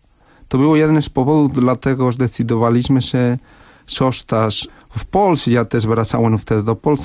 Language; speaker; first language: Polish; non-native, fluent; Spanish